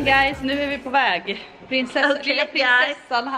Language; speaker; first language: Swedish; native; Swedish